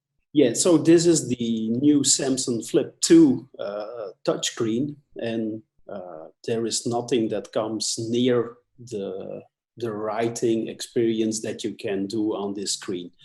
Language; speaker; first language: English; non-native, fluent; Dutch